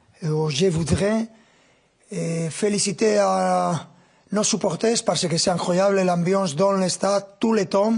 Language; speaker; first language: French; non-native, fluent; Spanish